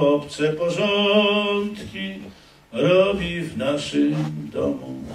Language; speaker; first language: Polish; native; Polish